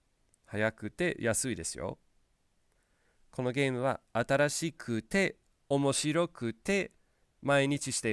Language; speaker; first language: Japanese; non-native, fluent; English